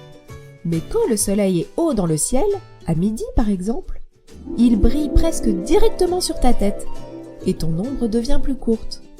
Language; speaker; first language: French; native; French